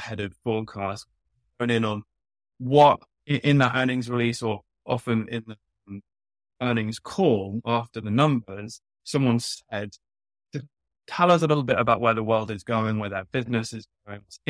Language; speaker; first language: English; native; English